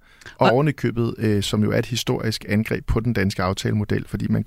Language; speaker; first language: Danish; native; Danish